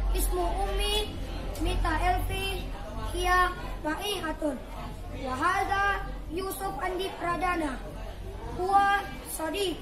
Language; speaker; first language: Arabic; non-native, learner; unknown